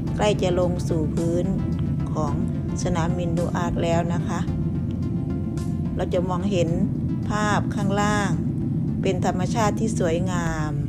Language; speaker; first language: Thai; native; Thai